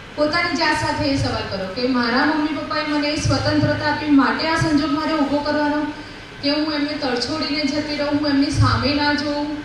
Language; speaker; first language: Gujarati; native; Gujarati